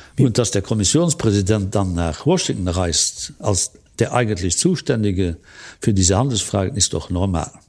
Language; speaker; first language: German; non-native, local second language; Luxembourgish